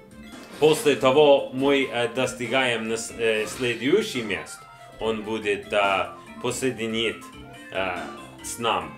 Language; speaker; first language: Russian; non-native, learner; English